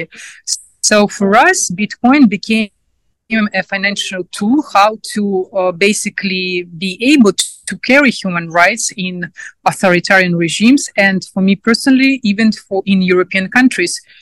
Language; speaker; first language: English; non-native, fluent; Ukrainian